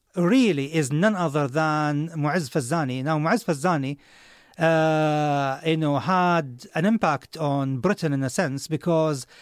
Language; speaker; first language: English; non-native, fluent; Arabic